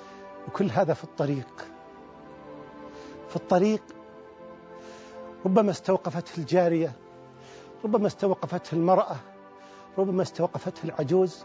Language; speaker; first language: Arabic; native; Arabic